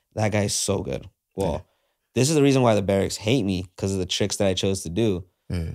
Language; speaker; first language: English; native; English